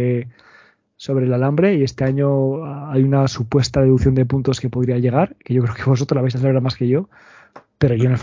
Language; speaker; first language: Spanish; native; Spanish